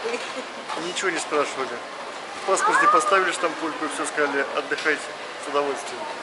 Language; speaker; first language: Russian; native; Russian